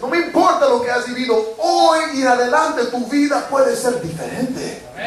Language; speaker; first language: Spanish; early bilingual, heritage; Spanish